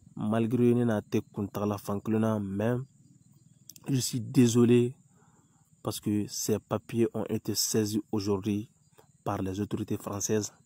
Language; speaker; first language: French; non-native, local second language; Bambara